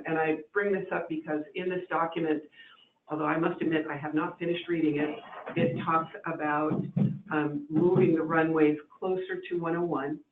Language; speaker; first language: English; native; English